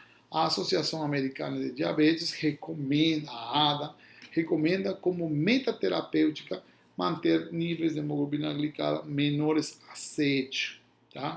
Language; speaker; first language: Portuguese; non-native, fluent; Spanish